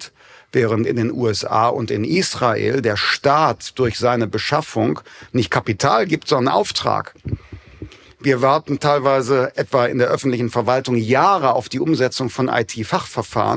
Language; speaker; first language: German; native; German